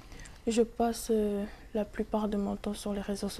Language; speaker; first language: French; non-native, local second language; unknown